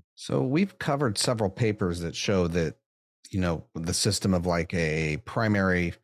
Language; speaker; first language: English; native; English